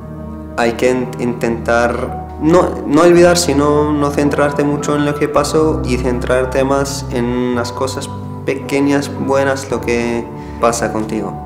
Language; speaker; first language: Spanish; non-native, fluent; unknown